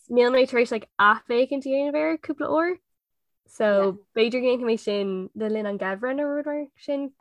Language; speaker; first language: Irish; non-native, local second language; English